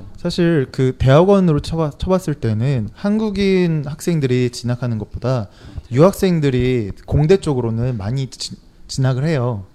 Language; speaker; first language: Korean; native; Korean